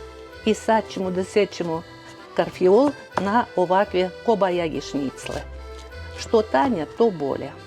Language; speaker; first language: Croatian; non-native, fluent; Russian